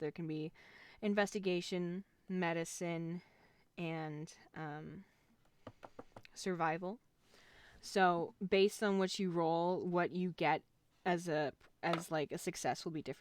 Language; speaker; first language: English; native; English